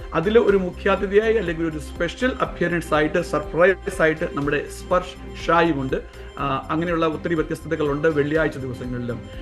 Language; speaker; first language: Malayalam; native; Malayalam